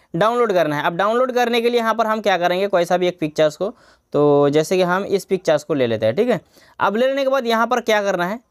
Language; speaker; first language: Hindi; non-native, local second language; Bangla